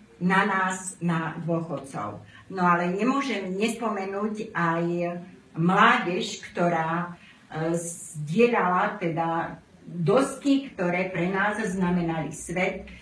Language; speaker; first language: Slovak; non-native, local second language; Romany